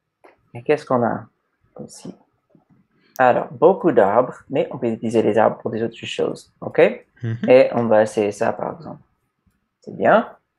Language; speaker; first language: French; non-native, learner; English